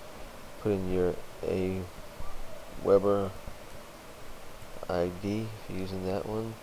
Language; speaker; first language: English; native; English